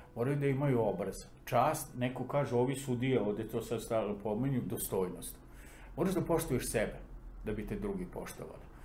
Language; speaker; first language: Serbian; non-native, local second language; Romany